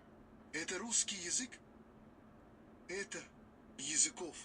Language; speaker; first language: Russian; non-native, learner; English